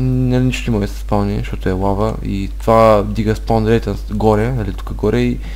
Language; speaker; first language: Bulgarian; native; Bulgarian